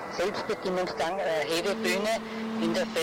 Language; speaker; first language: German; native; German